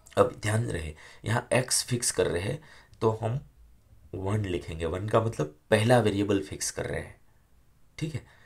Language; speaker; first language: Hindi; non-native, local second language; Gujarati